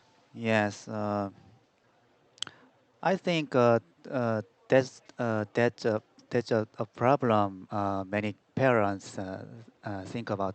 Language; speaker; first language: English; non-native, learner; Korean